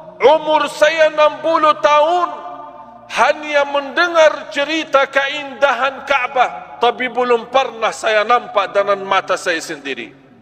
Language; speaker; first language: Malay; non-native, fluent; Arabic